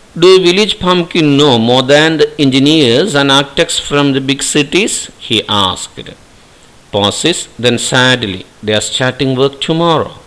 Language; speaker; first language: English; non-native, local second language; Malayalam